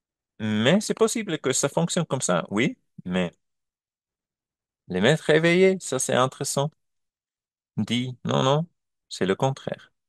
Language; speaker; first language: French; non-native, learner; German